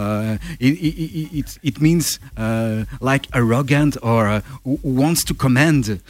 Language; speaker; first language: English; non-native, learner; French